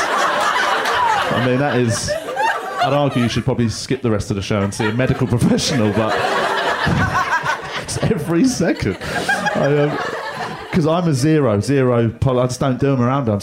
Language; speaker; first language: English; native; English